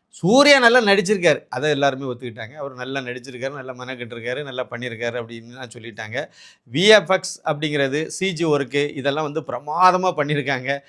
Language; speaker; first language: Tamil; native; Tamil